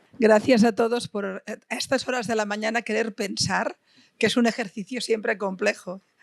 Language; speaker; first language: Spanish; non-native, local second language; Catalan